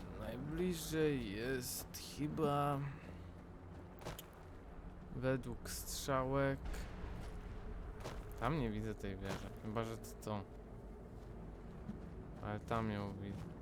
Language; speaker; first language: Polish; native; Polish